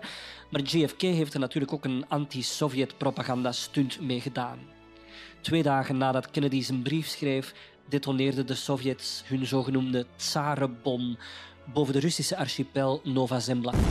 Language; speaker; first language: Dutch; native; Dutch